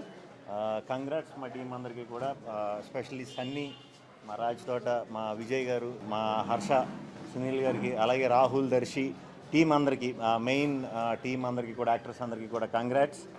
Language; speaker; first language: Telugu; native; Telugu